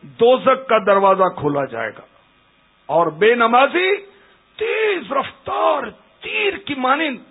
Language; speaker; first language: Urdu; native; Urdu